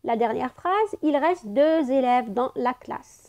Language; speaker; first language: French; non-native, local second language; Arabic